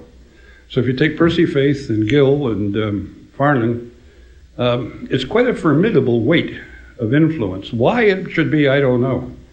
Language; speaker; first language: English; native; English